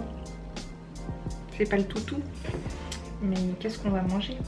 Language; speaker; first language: French; native; French